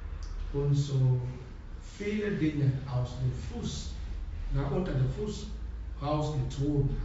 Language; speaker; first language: German; non-native, fluent; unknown